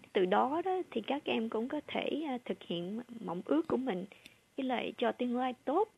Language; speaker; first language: Vietnamese; early bilingual, heritage; Vietnamese